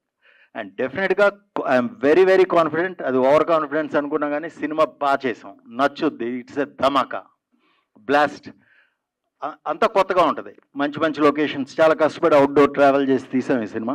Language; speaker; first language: Telugu; native; Telugu